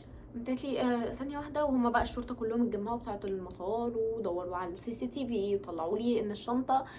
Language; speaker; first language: Arabic; native; Arabic